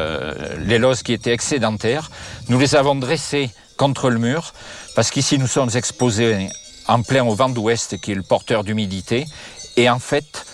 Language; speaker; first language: French; native; French